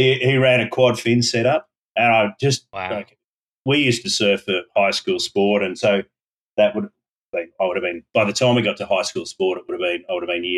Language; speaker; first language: English; native; English